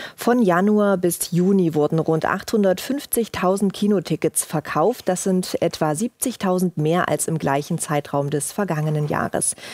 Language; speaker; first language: German; native; German